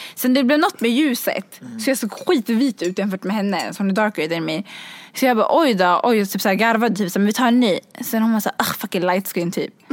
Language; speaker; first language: Swedish; early bilingual, other home language; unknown